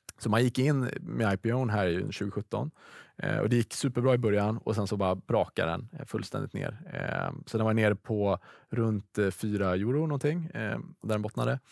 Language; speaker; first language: Swedish; native; Swedish